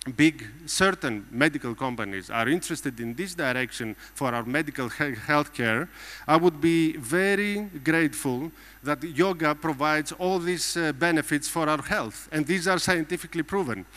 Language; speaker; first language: English; non-native, fluent; Greek